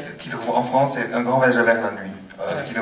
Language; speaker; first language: French; non-native, fluent; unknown